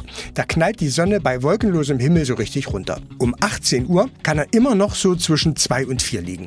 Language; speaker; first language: German; native; German